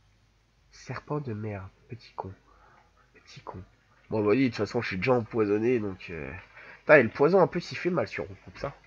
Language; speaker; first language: French; native; French